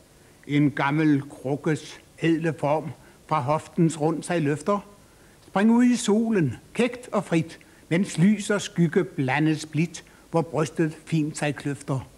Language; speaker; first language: Danish; native; Danish